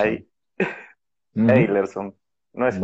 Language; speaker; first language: Portuguese; non-native, fluent; Spanish